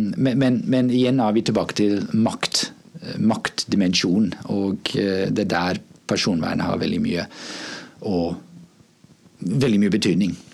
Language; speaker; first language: Norwegian; non-native, fluent; English